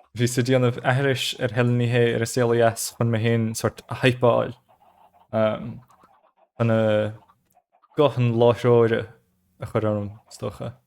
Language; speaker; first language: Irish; native; Irish